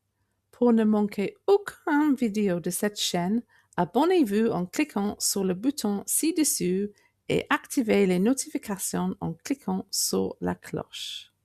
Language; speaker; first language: French; non-native, fluent; English